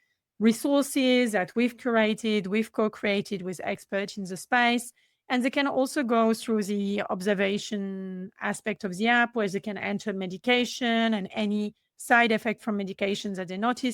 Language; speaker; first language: English; non-native, fluent; French